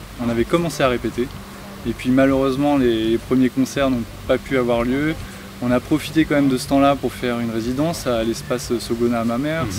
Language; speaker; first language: French; native; French